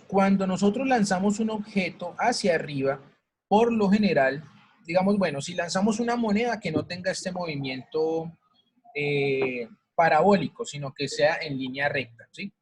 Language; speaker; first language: Spanish; native; Spanish